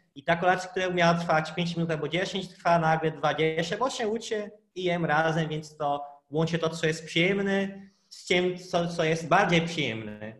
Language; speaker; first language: Polish; non-native, fluent; Portuguese